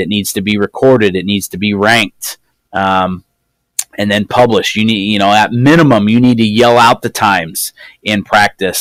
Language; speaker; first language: English; native; English